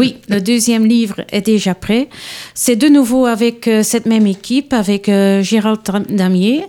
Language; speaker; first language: French; non-native, local second language; Dutch